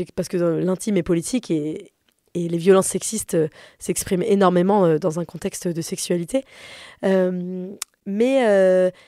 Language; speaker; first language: French; native; French